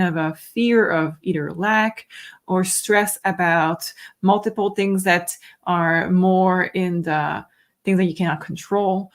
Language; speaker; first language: English; non-native, fluent; French